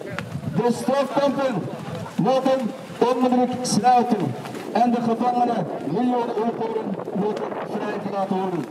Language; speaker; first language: Dutch; non-native, fluent; Uyghur